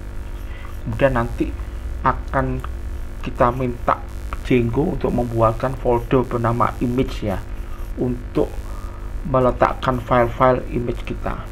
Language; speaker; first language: Indonesian; native; Indonesian